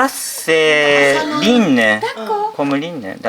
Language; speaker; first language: French; non-native, learner; Japanese